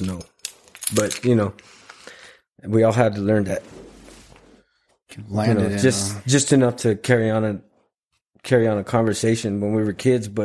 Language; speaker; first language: English; early bilingual, other home language; Spanish